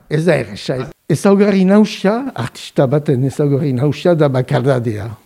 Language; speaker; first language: Basque; non-native, local second language; French